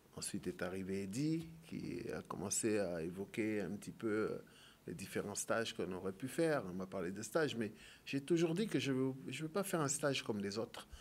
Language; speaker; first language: French; native; French